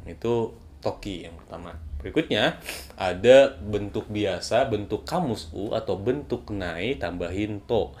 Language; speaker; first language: Indonesian; native; Indonesian